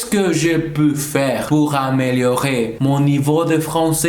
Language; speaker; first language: French; non-native, fluent; Spanish